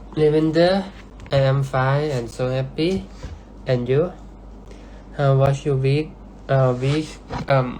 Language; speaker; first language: English; non-native, learner; Thai